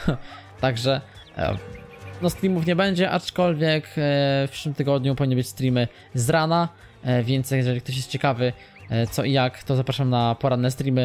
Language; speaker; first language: Polish; native; Polish